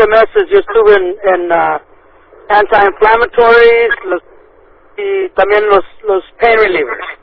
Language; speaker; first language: Spanish; early bilingual, heritage; Spanish